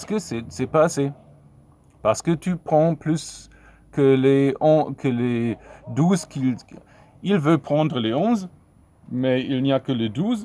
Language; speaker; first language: French; non-native, fluent; German